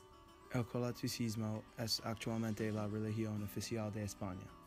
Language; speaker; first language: Spanish; non-native, learner; English